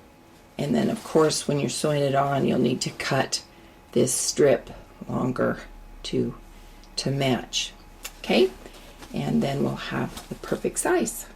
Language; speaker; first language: English; native; English